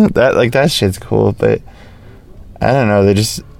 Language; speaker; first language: English; native; English